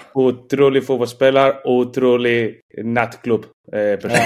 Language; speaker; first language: Swedish; non-native, fluent; Spanish